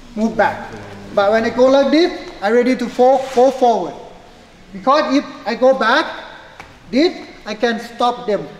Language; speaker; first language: English; non-native, learner; Thai